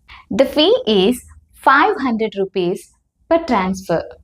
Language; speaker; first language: English; non-native, local second language; Telugu